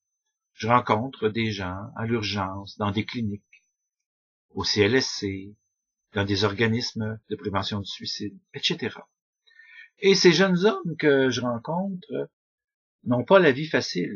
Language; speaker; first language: French; native; French